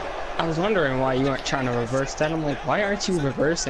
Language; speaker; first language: English; native; English